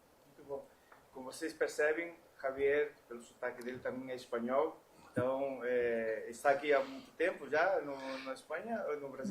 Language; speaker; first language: Portuguese; non-native, fluent; Spanish